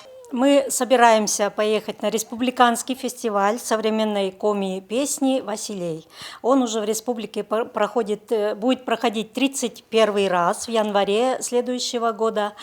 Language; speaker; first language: Russian; native; Russian